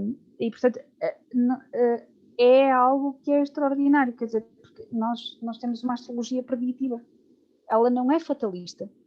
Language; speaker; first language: Portuguese; native; Portuguese